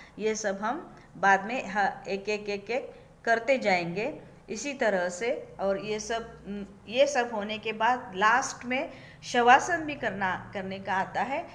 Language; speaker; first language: Hindi; non-native, local second language; Marathi